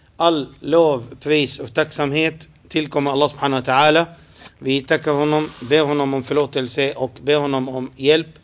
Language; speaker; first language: Swedish; non-native, fluent; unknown